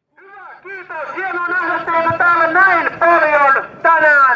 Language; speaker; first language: Finnish; native; Finnish